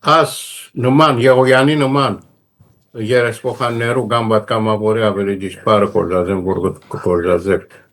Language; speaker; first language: Armenian; early bilingual, heritage; Armenian